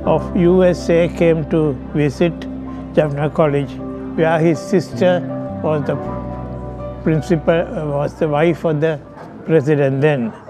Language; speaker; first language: English; non-native, local second language; Tamil